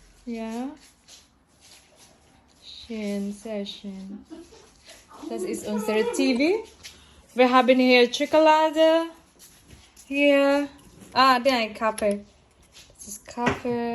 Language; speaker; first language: German; non-native, learner; Filipino